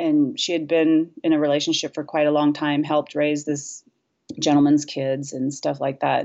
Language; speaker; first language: English; native; English